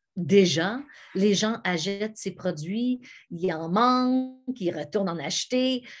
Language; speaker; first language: French; native; French